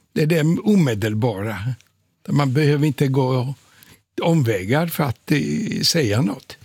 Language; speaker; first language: Swedish; non-native, fluent; Polish